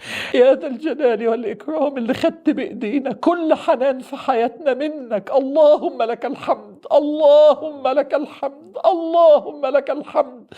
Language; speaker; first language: Arabic; native; Arabic